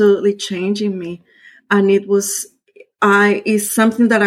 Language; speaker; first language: English; non-native, fluent; Spanish